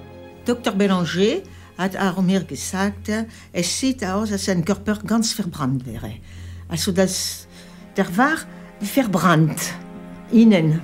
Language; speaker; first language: German; non-native, fluent; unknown